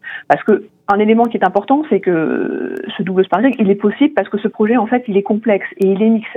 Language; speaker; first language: French; native; French